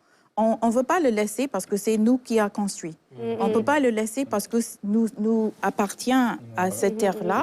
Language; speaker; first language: French; non-native, fluent; English